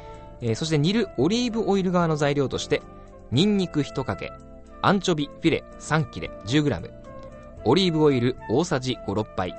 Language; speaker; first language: Japanese; native; Japanese